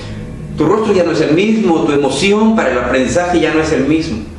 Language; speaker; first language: Spanish; native; Spanish